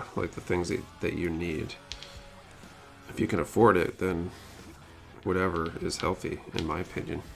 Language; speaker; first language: English; native; English